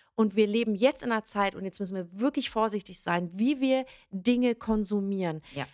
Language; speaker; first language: German; early bilingual, other home language; Persian